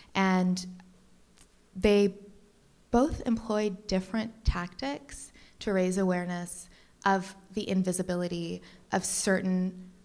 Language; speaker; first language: English; native; English